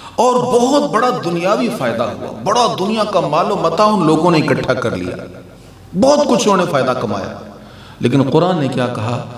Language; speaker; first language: Urdu; non-native, local second language; Punjabi